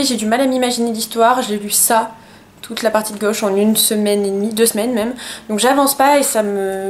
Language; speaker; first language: French; native; French